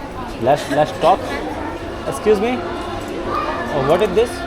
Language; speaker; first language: English; non-native, learner; Hindi